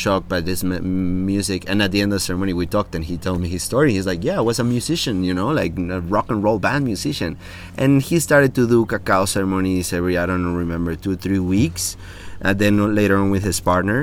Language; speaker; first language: English; non-native, fluent; Spanish